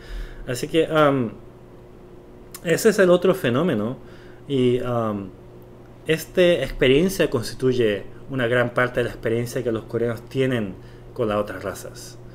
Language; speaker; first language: Spanish; non-native, fluent; Korean